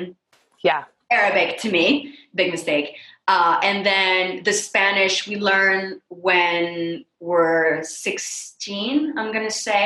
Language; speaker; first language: English; non-native, fluent; French